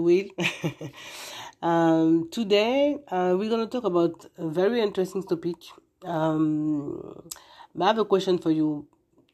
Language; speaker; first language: English; non-native, fluent; French